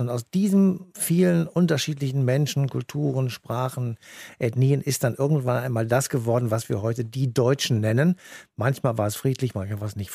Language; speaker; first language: German; native; German